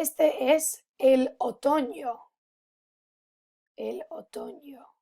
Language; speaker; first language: Spanish; non-native, fluent; English